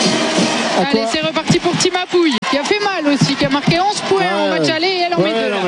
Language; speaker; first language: French; native; French